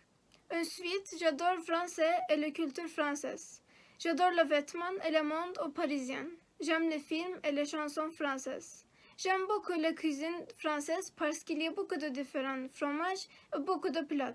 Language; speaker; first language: French; non-native, learner; Turkish